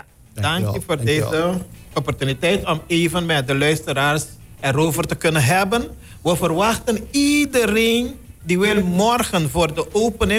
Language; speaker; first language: Dutch; non-native, local second language; Papiamento